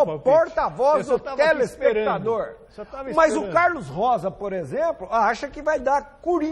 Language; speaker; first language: Portuguese; native; Portuguese